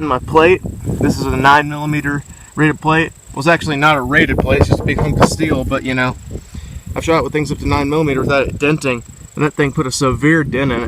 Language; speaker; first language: English; native; English